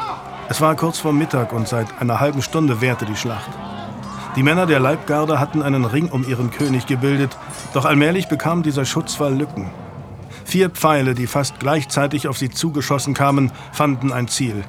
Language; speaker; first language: German; native; German